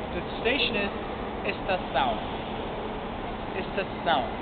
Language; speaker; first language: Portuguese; non-native, learner; English